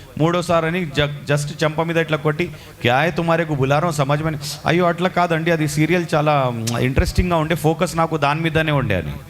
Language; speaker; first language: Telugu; non-native, local second language; Urdu